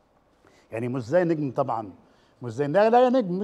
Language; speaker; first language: Arabic; native; Arabic